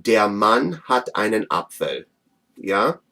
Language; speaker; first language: German; non-native, fluent; English